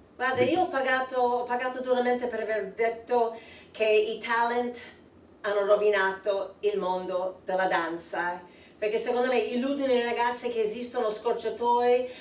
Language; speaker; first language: Italian; non-native, fluent; English